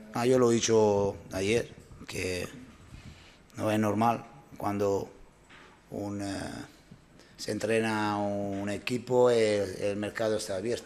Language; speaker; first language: Spanish; non-native, learner; Italian